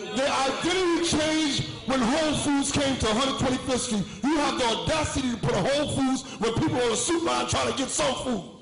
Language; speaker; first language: English; native; English